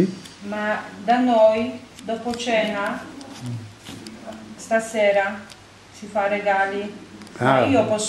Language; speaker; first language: Italian; non-native, learner; Polish